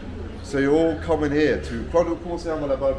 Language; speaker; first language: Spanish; non-native, learner; Luxembourgish